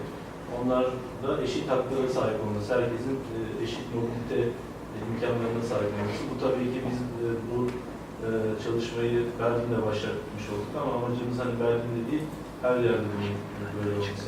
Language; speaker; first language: Turkish; native; Turkish